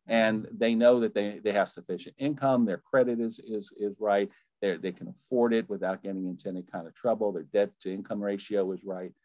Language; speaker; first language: English; native; English